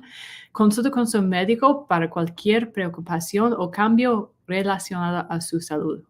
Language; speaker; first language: Spanish; non-native, learner; English